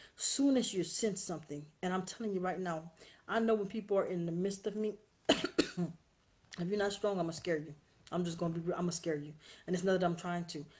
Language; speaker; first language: English; native; English